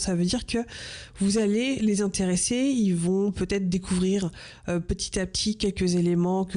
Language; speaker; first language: French; native; French